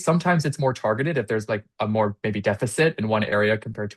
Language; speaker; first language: English; native; English